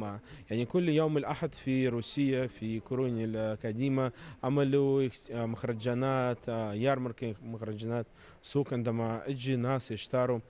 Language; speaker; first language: Arabic; non-native, fluent; Russian